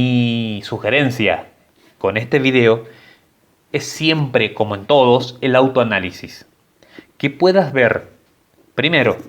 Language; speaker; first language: Spanish; native; Spanish